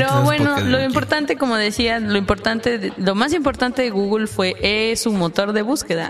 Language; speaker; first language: Spanish; native; Spanish